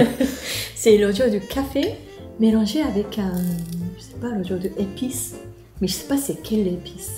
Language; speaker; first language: French; non-native, learner; Japanese